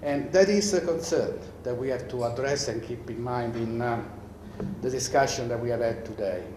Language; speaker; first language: English; non-native, fluent; Italian